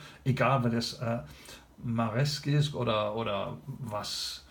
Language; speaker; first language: German; non-native, learner; English